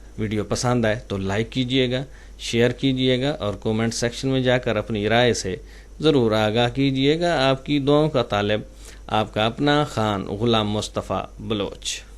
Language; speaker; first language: Urdu; non-native, local second language; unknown